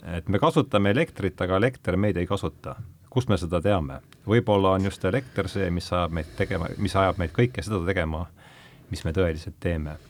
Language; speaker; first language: Estonian; native; Estonian